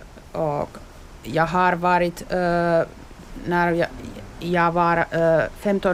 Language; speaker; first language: Swedish; non-native, local second language; Finnish